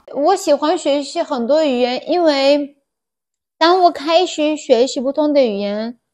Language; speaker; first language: Chinese; non-native, fluent; Persian